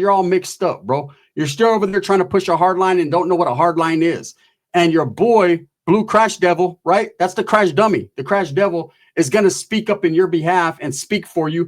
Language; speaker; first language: English; native; English